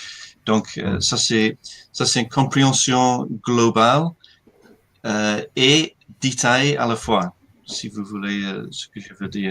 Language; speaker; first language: French; non-native, fluent; English